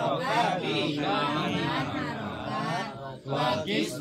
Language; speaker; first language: Arabic; non-native, learner; Indonesian